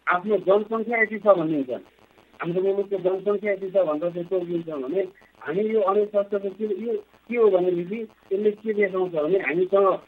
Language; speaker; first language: Nepali; native; Nepali